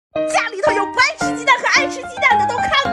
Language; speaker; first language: Chinese; native; Chinese